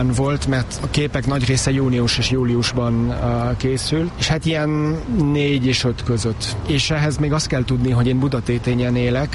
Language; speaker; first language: Hungarian; non-native, fluent; French